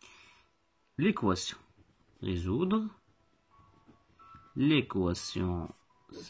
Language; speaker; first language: French; non-native, local second language; Arabic